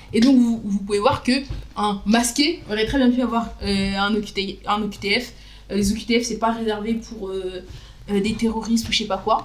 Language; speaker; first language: French; native; French